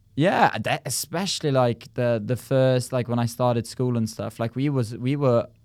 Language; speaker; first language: English; non-native, fluent; Norwegian